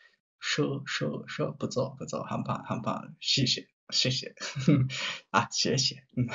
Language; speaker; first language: Chinese; non-native, learner; Japanese